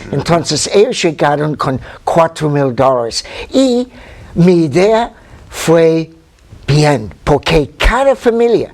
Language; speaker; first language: Spanish; non-native, fluent; English